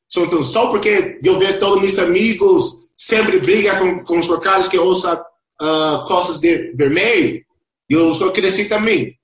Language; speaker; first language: Portuguese; non-native, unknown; Spanish